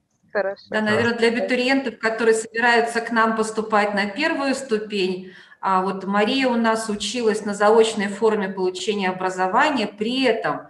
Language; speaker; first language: Russian; native; Russian